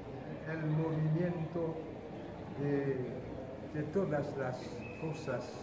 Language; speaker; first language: Spanish; non-native, fluent; Haitian Creole